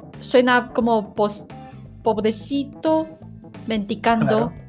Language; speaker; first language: Spanish; non-native, learner; Chinese